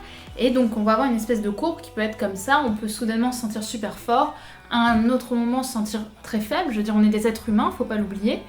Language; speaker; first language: French; native; French